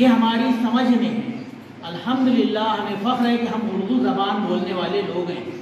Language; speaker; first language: Urdu; native; Urdu